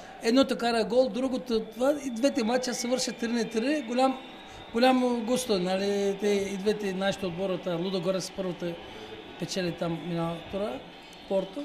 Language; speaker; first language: Bulgarian; non-native, learner; Turkish